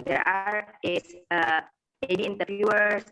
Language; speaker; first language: English; non-native, learner; Indonesian